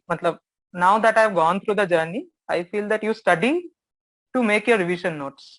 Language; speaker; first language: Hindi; non-native, local second language; Bangla